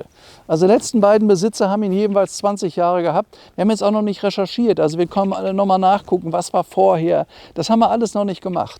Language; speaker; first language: German; native; German